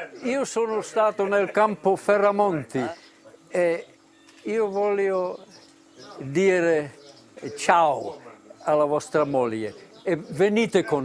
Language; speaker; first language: Italian; non-native, learner; Czech